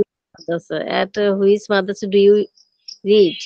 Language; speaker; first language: English; non-native, learner; Bangla